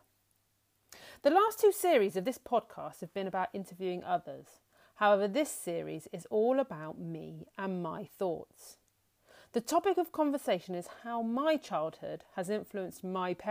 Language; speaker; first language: English; native; English